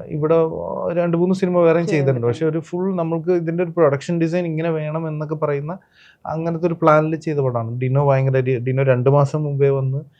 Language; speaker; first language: Malayalam; native; Malayalam